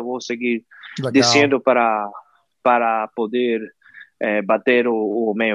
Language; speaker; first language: Portuguese; non-native, fluent; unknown